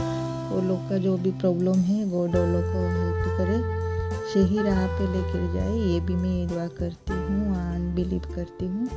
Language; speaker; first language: Hindi; non-native, local second language; Odia